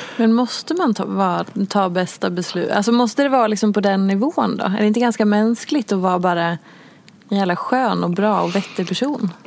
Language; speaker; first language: Swedish; native; Swedish